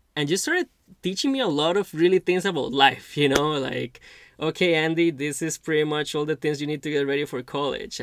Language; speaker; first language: English; non-native, fluent; Spanish